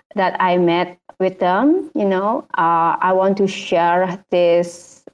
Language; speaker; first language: English; non-native, learner; Indonesian